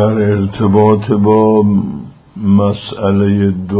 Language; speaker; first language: Persian; native; Persian